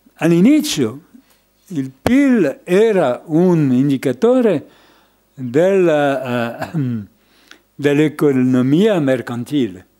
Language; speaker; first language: Italian; non-native, fluent; French